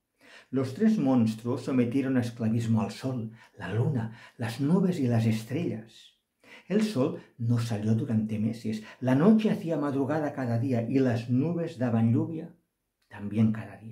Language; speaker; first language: Spanish; non-native, local second language; Catalan